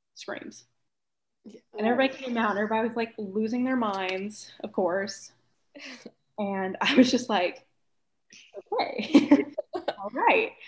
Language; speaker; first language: English; native; English